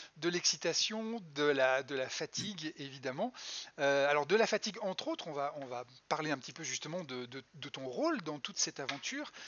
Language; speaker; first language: French; native; French